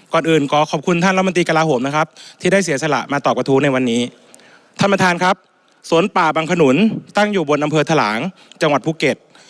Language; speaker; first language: Thai; native; Thai